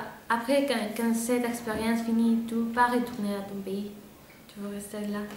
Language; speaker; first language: French; non-native, fluent; Spanish